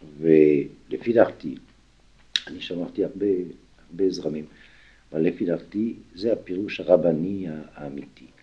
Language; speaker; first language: Hebrew; non-native, fluent; French